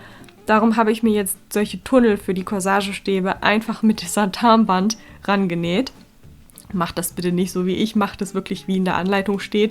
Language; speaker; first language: German; native; German